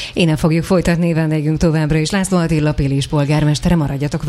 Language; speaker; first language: Hungarian; native; Hungarian